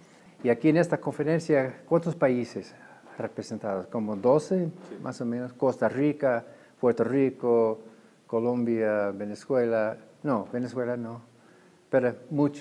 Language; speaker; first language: Spanish; non-native, fluent; English